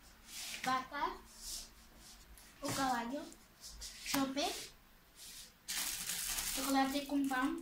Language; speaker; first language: Spanish; early bilingual, other home language; English